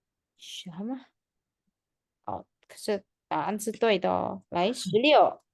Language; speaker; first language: Chinese; non-native, fluent; Indonesian